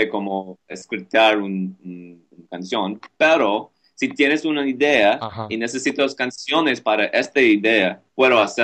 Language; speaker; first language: Spanish; non-native, learner; English